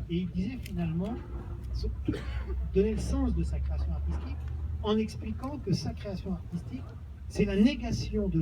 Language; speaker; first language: French; native; French